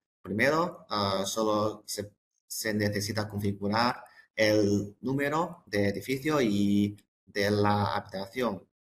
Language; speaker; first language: Spanish; non-native, fluent; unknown